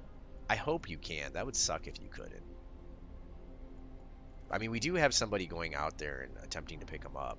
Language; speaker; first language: English; native; English